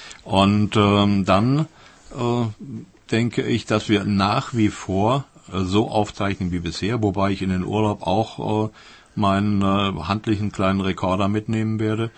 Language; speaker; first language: German; native; German